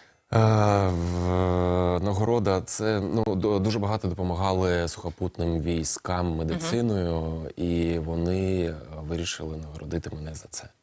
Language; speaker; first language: Ukrainian; non-native, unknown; Russian